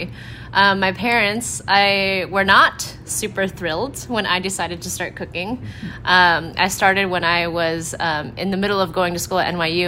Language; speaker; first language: English; native; English